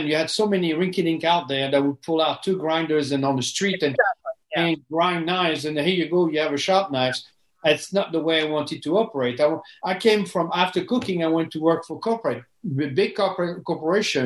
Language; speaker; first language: English; non-native, fluent; French